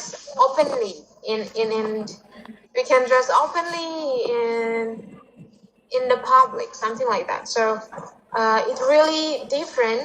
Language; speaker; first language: English; non-native, fluent; Indonesian